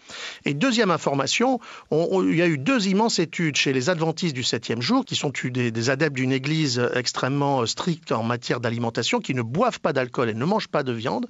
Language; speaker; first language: French; native; French